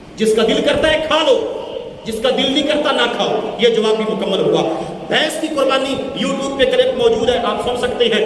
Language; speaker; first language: Urdu; non-native, local second language; Punjabi